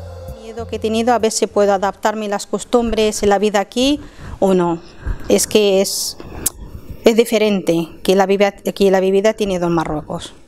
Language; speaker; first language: Spanish; non-native, fluent; Arabic